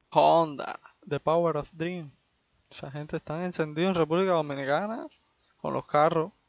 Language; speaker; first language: Spanish; native; Spanish